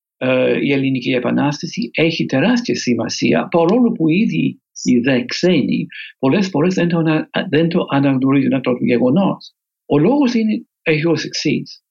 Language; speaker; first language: Greek; non-native, fluent; English